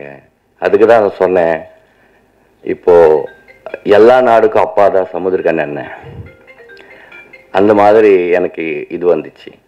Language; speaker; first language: Tamil; non-native, learner; Telugu